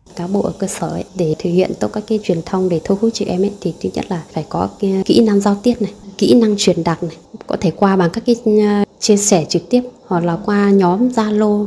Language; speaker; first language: Vietnamese; non-native, local second language; Hmong